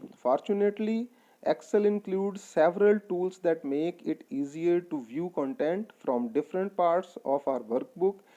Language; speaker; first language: English; non-native, local second language; Punjabi